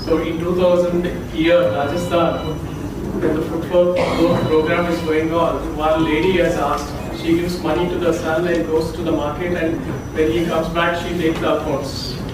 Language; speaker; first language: English; non-native, local second language; Telugu